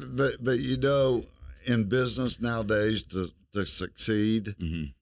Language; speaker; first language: English; native; English